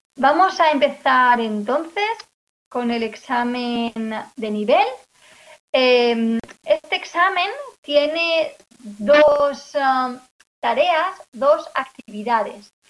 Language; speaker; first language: Spanish; native; Spanish